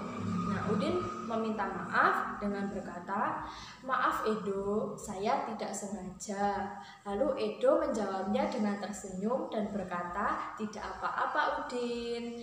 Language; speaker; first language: Indonesian; native; Indonesian